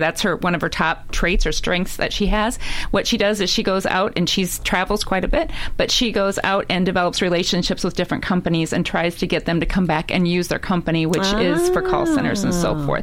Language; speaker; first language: English; native; English